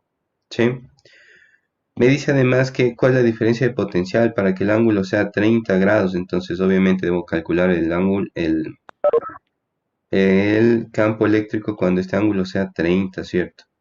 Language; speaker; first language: Spanish; native; Spanish